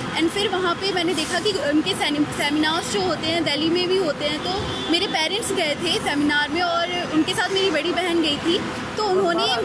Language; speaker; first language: Hindi; native; Hindi